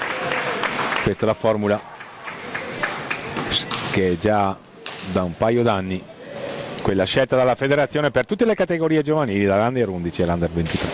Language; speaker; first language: Italian; native; Italian